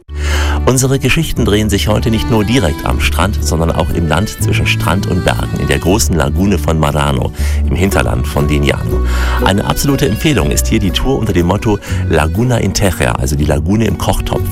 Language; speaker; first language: German; native; German